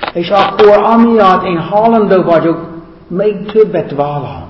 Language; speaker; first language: Hungarian; non-native, fluent; English